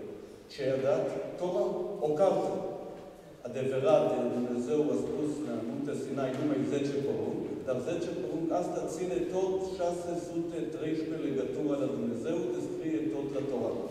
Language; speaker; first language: Romanian; non-native, learner; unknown